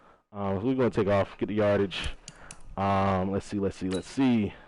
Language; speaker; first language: English; native; English